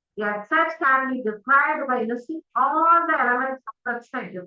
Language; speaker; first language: English; non-native, local second language; Tamil